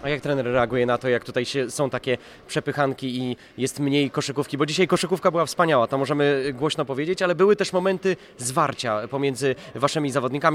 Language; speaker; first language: Polish; native; Polish